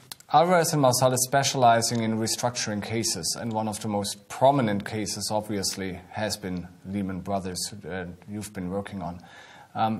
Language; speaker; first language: English; non-native, fluent; German